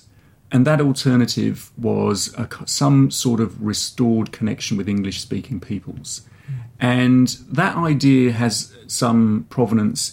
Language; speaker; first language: English; native; English